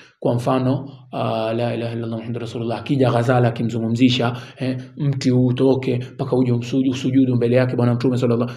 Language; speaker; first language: Swahili; native; Swahili